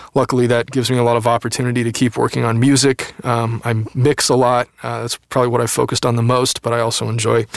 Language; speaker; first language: English; native; English